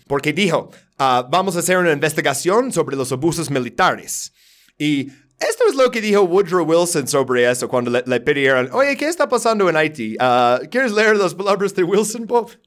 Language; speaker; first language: Spanish; non-native, fluent; English